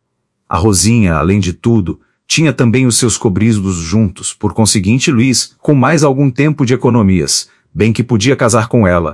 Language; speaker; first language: Portuguese; native; Portuguese